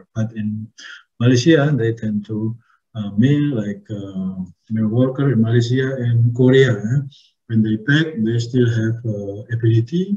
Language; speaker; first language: English; non-native, learner; Indonesian